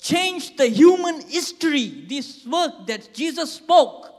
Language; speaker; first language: English; non-native, local second language; Tamil